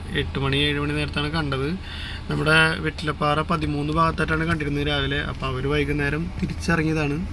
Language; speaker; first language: Malayalam; native; Malayalam